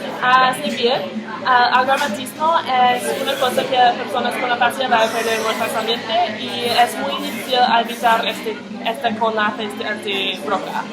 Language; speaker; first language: Spanish; non-native, learner; English